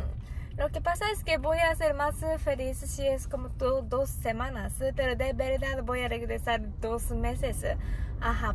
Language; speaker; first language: Spanish; non-native, fluent; Japanese